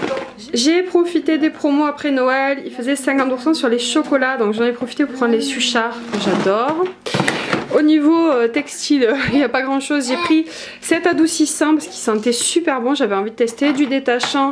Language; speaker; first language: French; native; French